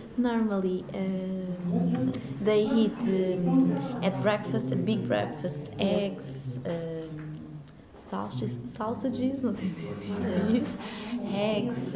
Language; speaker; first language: English; non-native, learner; Portuguese